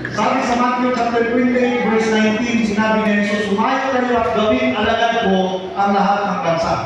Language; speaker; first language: Filipino; non-native, local second language; Cebuano